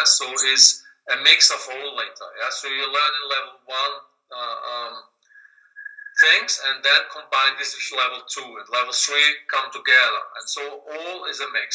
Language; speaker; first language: English; non-native, learner; German